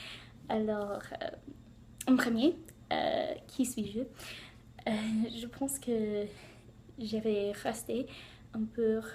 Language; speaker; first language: French; non-native, learner; English